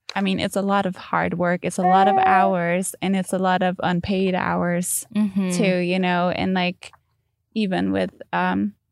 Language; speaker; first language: English; non-native, fluent; Danish